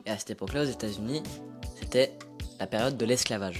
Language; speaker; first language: French; native; French